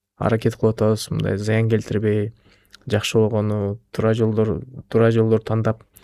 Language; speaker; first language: Kyrgyz; non-native, local second language; Russian